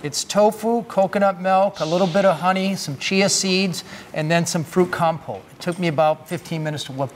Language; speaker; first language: English; native; English